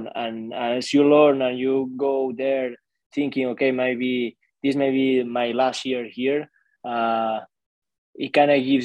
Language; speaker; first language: English; non-native, fluent; Spanish